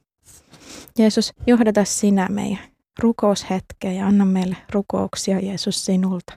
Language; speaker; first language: Finnish; native; Finnish